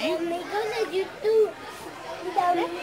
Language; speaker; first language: Spanish; early bilingual, heritage; Spanish